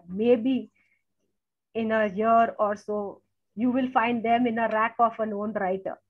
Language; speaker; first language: English; non-native, local second language; Gujarati